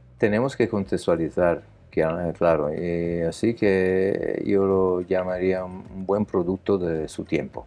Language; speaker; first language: Spanish; non-native, learner; Italian